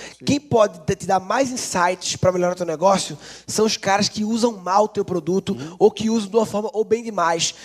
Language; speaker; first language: Portuguese; native; Portuguese